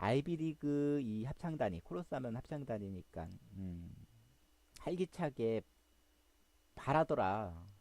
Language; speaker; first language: Korean; native; Korean